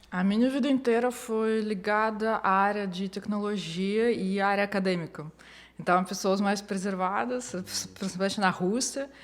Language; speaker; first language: Portuguese; non-native, fluent; Russian